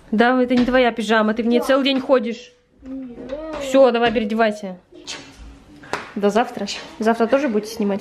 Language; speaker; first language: Russian; native; Russian